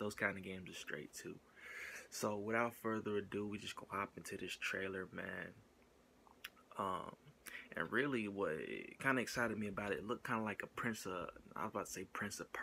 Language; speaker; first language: English; native; English